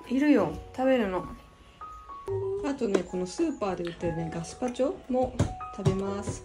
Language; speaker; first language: Japanese; native; Japanese